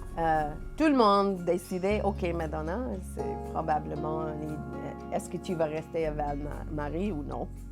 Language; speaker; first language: French; non-native, local second language; English